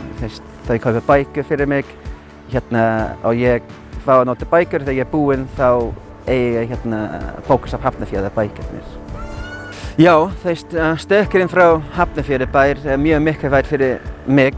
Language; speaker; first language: Icelandic; non-native, fluent; English